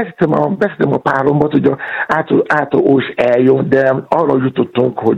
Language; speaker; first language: Hungarian; non-native, fluent; Yoruba